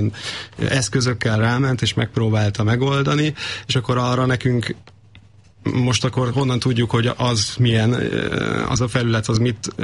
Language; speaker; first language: Hungarian; native; Hungarian